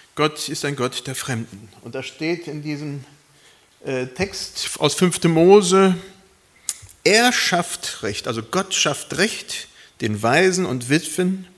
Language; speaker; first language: German; early bilingual, other home language; Spanish